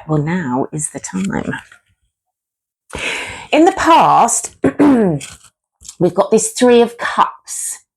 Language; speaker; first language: English; native; English